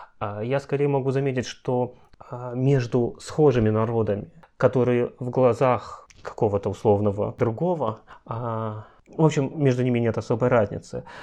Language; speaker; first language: Russian; native; Russian